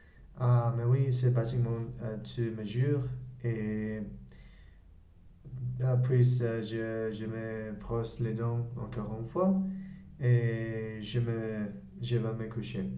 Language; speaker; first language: French; non-native, learner; Spanish